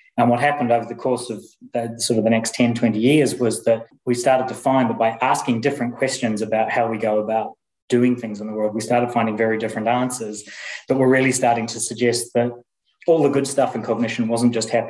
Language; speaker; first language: English; native; English